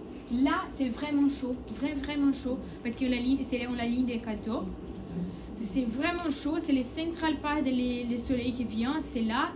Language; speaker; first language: French; non-native, learner; Portuguese